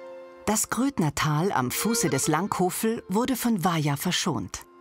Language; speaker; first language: German; native; German